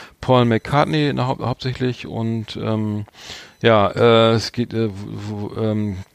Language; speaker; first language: German; native; German